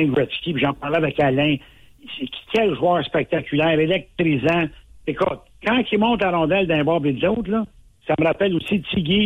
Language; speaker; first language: French; native; French